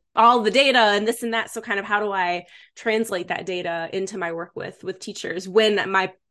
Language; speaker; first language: English; native; English